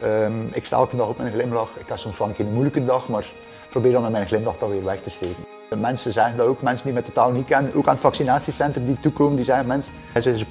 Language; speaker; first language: Dutch; native; Dutch